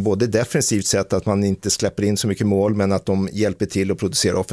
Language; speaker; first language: Swedish; native; Swedish